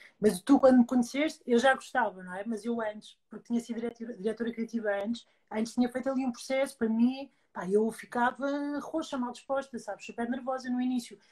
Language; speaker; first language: Portuguese; native; Portuguese